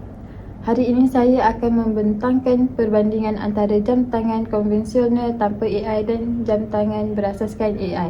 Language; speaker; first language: Malay; native; Malay